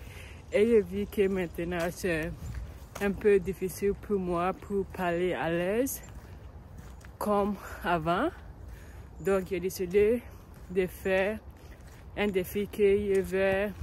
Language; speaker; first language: French; non-native, learner; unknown